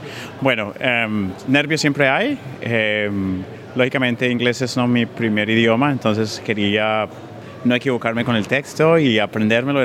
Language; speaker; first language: Spanish; native; Spanish